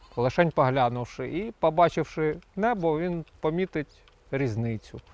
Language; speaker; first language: Ukrainian; native; Ukrainian